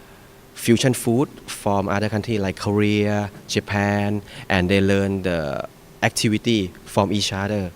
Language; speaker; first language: English; non-native, fluent; Thai